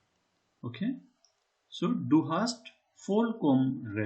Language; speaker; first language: German; non-native, learner; Hindi